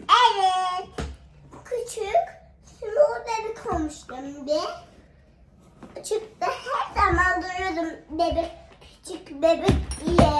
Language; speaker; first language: Turkish; early bilingual, heritage; Turkish